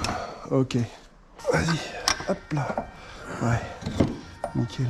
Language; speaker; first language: French; native; French